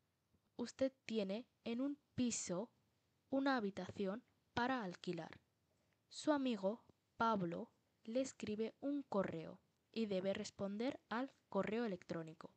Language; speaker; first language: Spanish; non-native, fluent; Bangla